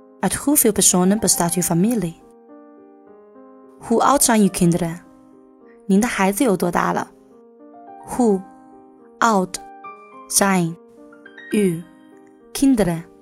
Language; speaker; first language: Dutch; non-native, learner; Chinese